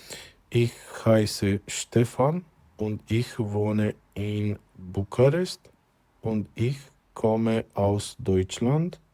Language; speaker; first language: German; non-native, fluent; Romanian